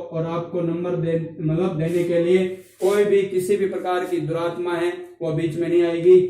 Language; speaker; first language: Hindi; native; Hindi